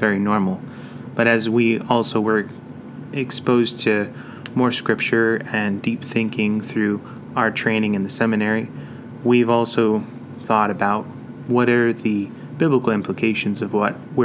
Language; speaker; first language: English; native; English